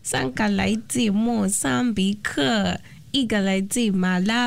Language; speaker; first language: Chinese; non-native, fluent; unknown